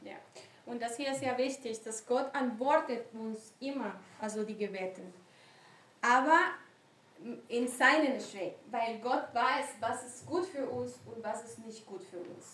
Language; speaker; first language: German; non-native, learner; Spanish